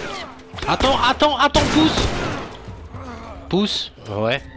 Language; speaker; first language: French; native; French